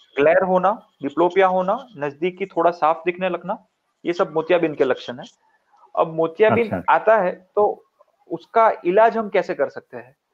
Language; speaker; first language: Hindi; non-native, local second language; Gujarati